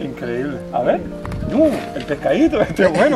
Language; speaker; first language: Spanish; native; Spanish